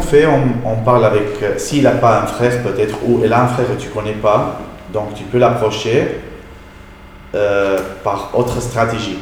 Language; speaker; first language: French; non-native, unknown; Arabic